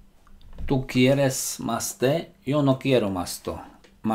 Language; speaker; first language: Spanish; non-native, learner; Slovak